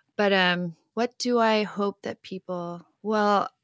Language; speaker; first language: English; non-native, local second language; Cantonese